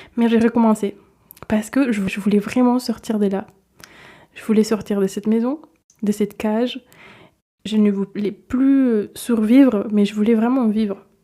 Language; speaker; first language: French; non-native, fluent; Spanish